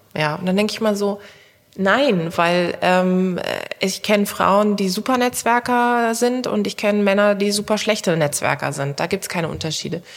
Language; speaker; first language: German; early bilingual, other home language; Turkish